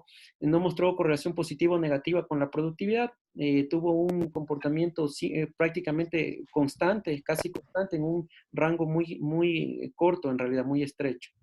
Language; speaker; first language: Spanish; native; Spanish